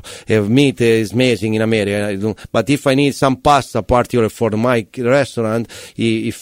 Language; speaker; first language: English; non-native, learner; Italian